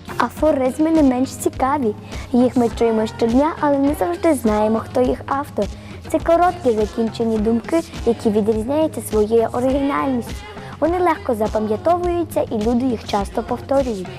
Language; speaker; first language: Ukrainian; native; Ukrainian